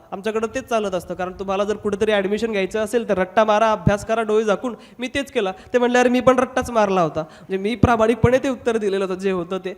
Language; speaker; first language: Marathi; non-native, local second language; Hindi